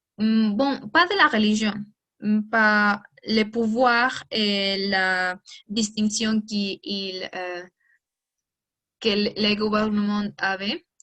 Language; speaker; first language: French; non-native, learner; Spanish